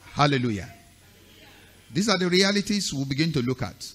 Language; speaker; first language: English; non-native, local second language; Yoruba